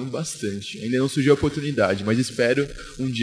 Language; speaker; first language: Portuguese; native; Portuguese